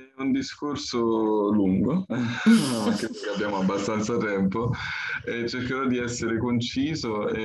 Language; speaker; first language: Italian; early bilingual, other home language; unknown